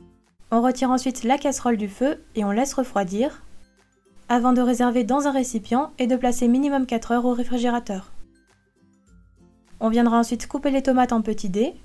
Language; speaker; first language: French; native; French